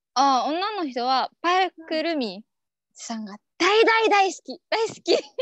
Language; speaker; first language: Japanese; non-native, learner; Arabic